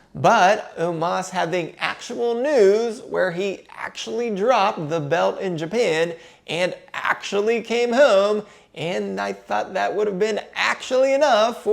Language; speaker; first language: English; native; English